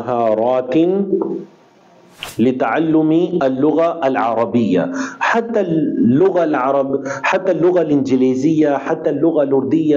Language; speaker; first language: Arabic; non-native, fluent; Urdu